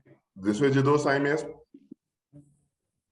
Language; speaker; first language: Spanish; non-native, local second language; Papiamento